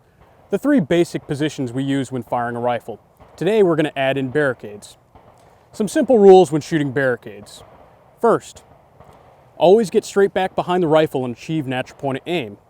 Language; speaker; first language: English; native; English